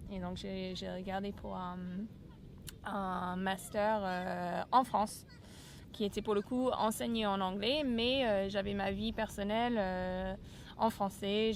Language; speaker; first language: French; non-native, fluent; English